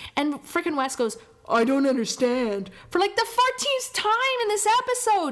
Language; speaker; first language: English; native; English